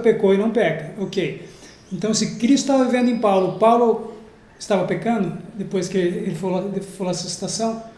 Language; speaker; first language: Portuguese; native; Portuguese